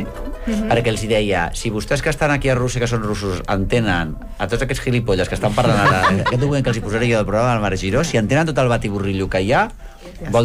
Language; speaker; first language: Catalan; native; Catalan